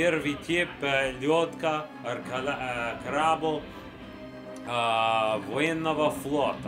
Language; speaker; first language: Russian; non-native, learner; English